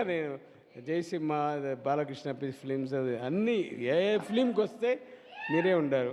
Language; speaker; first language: Telugu; non-native, learner; Tamil